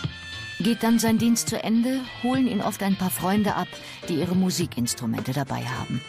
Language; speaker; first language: German; native; German